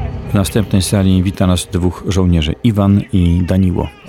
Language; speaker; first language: Polish; native; Polish